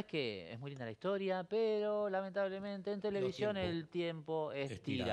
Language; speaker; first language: Spanish; native; Spanish